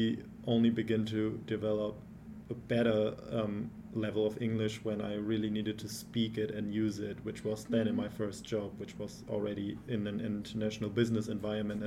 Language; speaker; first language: English; non-native, fluent; German